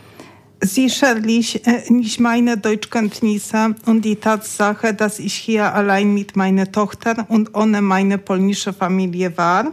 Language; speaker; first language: German; non-native, learner; Polish